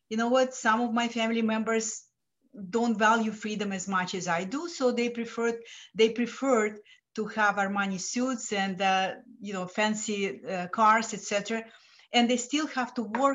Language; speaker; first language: English; non-native, fluent; Lithuanian